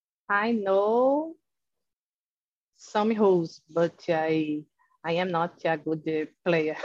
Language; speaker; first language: English; non-native, learner; Portuguese